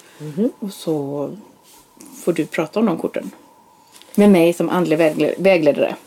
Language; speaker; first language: Swedish; native; Swedish